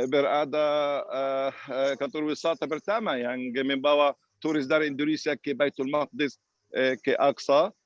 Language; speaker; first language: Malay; non-native, fluent; Arabic